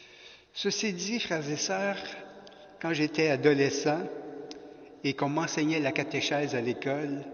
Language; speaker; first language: French; native; French